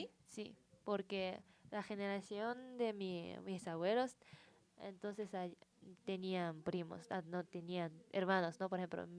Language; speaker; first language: Spanish; non-native, learner; Japanese